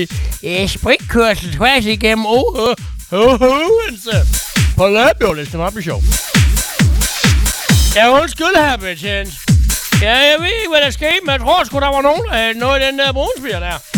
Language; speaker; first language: Danish; native; Danish